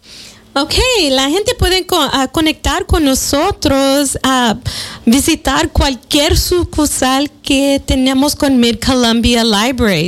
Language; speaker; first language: Spanish; early bilingual, other home language; English